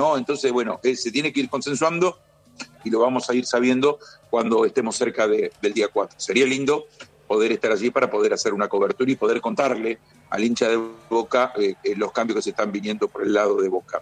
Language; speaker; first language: Spanish; native; Spanish